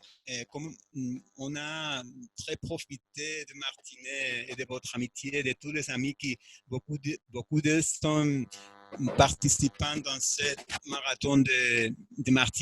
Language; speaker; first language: French; non-native, fluent; Spanish